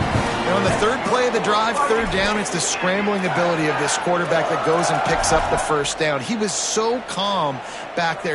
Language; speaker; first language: English; native; English